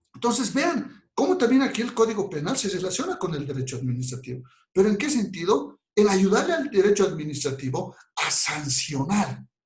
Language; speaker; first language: Spanish; native; Spanish